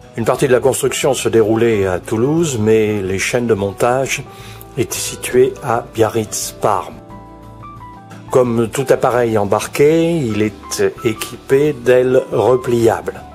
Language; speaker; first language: French; native; French